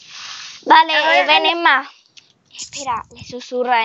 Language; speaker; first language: Spanish; native; Spanish